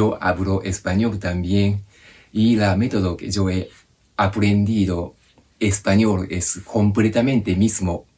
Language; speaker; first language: Spanish; non-native, learner; Japanese